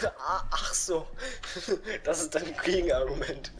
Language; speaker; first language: German; native; German